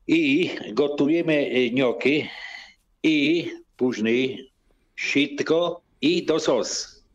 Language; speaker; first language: Polish; non-native, learner; Italian